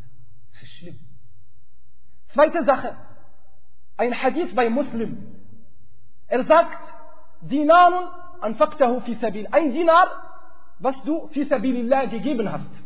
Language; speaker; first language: German; non-native, fluent; Arabic